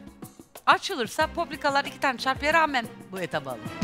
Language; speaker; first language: Turkish; native; Turkish